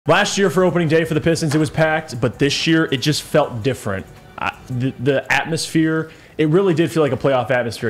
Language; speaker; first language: English; native; English